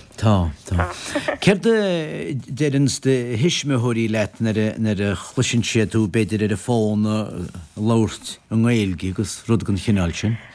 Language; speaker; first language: Irish; native; Irish